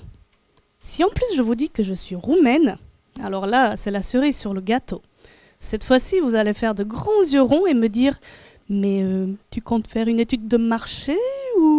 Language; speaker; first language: French; non-native, fluent; Romanian